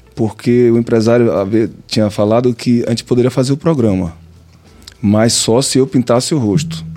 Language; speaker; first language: Portuguese; native; Portuguese